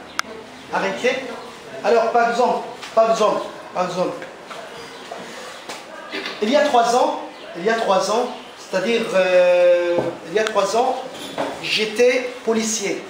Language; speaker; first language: French; non-native, fluent; Arabic